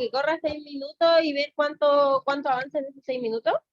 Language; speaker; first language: Spanish; native; Spanish